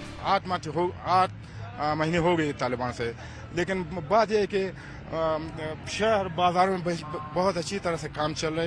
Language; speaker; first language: Hindi; non-native, fluent; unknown